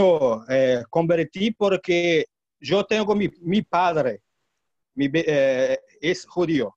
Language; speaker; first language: Spanish; non-native, learner; Portuguese